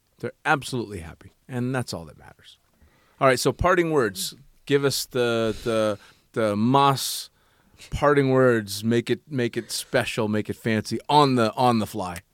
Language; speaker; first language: English; native; English